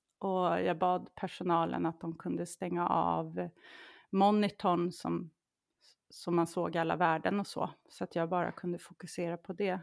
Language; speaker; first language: Swedish; native; Swedish